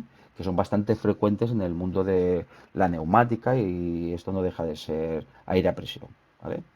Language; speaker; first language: Spanish; native; Spanish